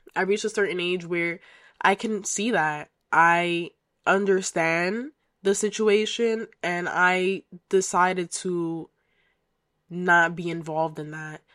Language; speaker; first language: English; native; English